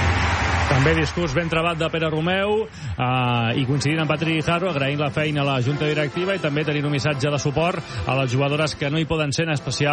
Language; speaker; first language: Catalan; native; Catalan